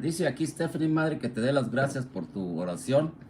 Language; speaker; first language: Spanish; early bilingual, heritage; Spanish